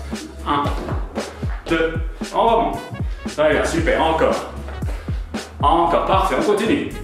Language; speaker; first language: French; native; French